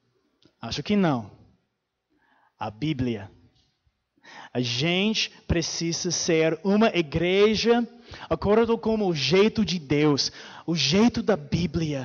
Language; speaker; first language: Portuguese; non-native, fluent; English